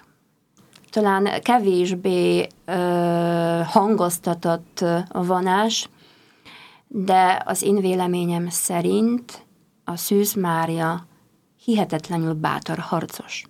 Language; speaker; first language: Hungarian; non-native, fluent; Polish